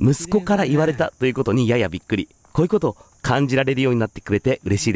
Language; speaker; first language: Japanese; native; Japanese